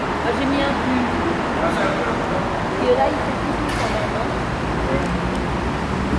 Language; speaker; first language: French; non-native, fluent; Chinese